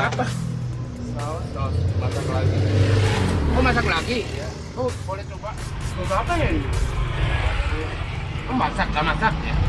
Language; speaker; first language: Indonesian; non-native, learner; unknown